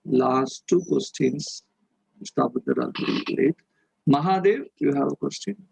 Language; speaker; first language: English; non-native, local second language; Tamil